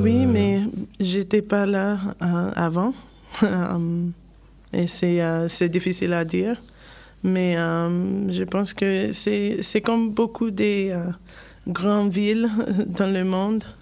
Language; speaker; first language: French; non-native, learner; English